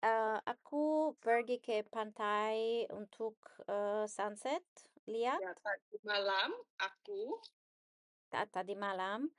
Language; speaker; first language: Indonesian; non-native, learner; English